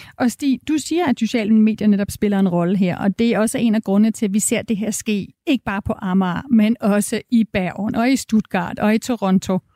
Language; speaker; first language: Danish; native; Danish